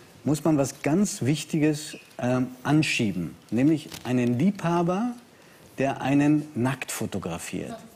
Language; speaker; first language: German; native; German